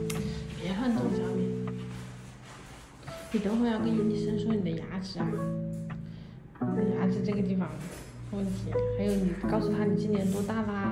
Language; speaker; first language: Chinese; native; Chinese